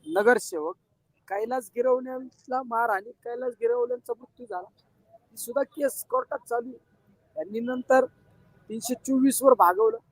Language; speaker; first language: Marathi; native; Marathi